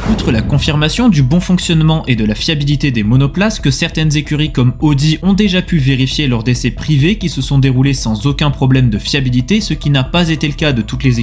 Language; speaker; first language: French; native; French